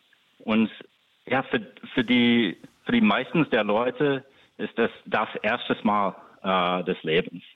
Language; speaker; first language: German; non-native, fluent; English